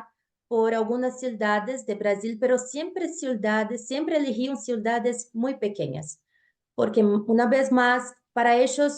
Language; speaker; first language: Spanish; non-native, fluent; Portuguese